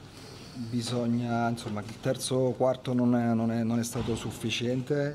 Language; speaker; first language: Italian; native; Italian